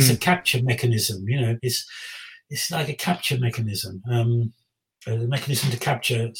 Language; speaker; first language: English; native; English